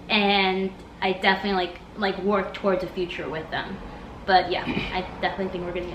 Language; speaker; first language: English; native; English